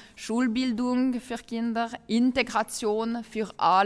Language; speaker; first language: German; non-native, local second language; French